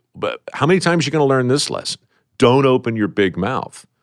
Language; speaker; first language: English; native; English